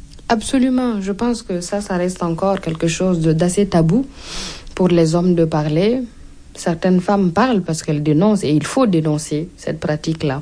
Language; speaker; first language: French; non-native, local second language; Mossi